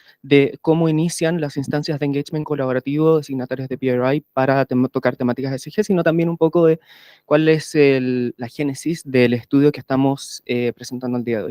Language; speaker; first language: Spanish; native; Spanish